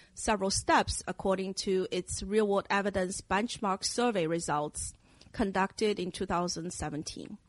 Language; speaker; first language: English; non-native, fluent; Chinese